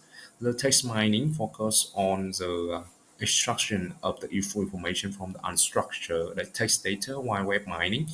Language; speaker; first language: English; non-native, learner; Vietnamese